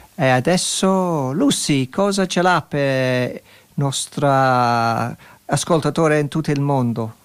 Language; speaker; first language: Italian; non-native, learner; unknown